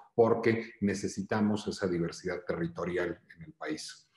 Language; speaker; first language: Spanish; native; Spanish